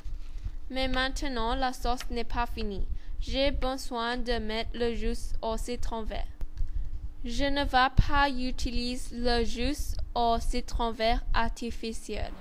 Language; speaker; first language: French; non-native, learner; Thai